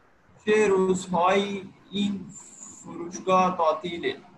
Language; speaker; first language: Persian; non-native, learner; Urdu